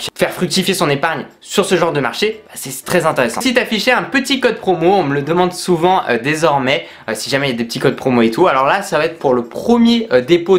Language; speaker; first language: French; native; French